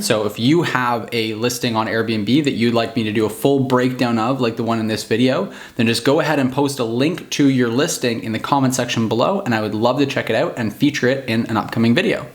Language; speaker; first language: English; native; English